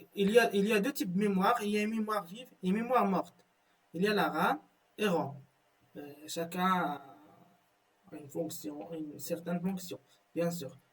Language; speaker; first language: French; non-native, local second language; Arabic